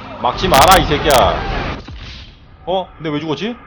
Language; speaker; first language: Korean; native; Korean